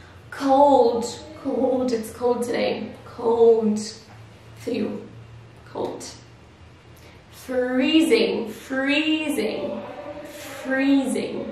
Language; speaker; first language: English; non-native, fluent; Portuguese